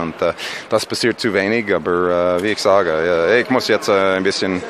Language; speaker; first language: German; non-native, fluent; English